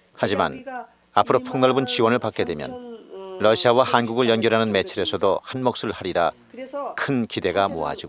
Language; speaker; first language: Korean; native; Korean